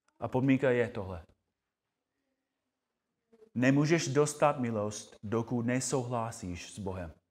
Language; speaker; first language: Czech; non-native, fluent; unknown